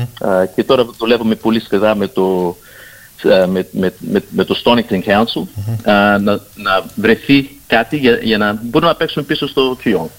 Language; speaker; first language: Greek; early bilingual, heritage; Greek